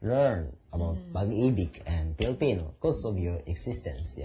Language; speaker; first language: English; non-native, learner; Japanese